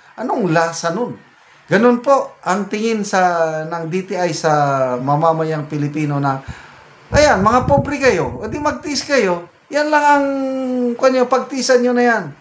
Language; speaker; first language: Filipino; native; Filipino